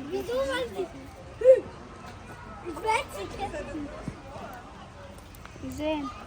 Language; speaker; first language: German; early bilingual, other home language; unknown